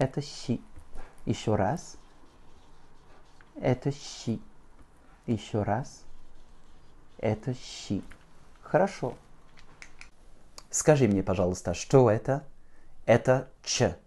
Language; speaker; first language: Russian; non-native, fluent; French